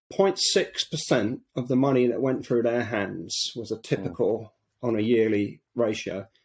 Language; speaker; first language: English; native; English